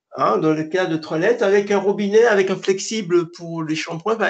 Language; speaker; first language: French; native; French